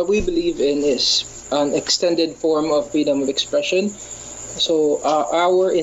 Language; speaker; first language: English; non-native, local second language; Hiligaynon